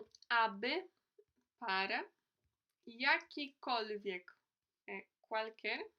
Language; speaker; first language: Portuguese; non-native, fluent; Polish